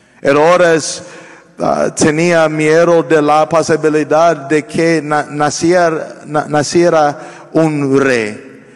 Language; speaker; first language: Spanish; non-native, learner; English